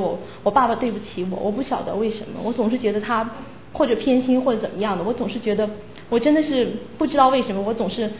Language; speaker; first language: Chinese; native; Chinese